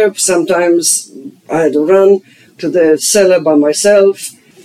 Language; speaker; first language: English; non-native, fluent; German